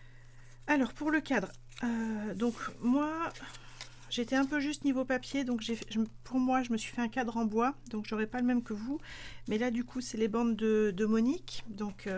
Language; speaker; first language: French; native; French